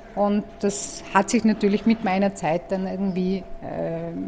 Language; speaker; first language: German; native; German